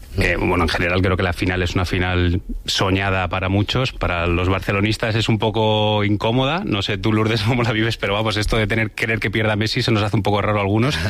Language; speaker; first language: Spanish; native; Spanish